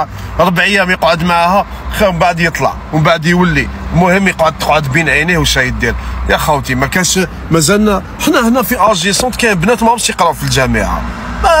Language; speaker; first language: Arabic; native; Arabic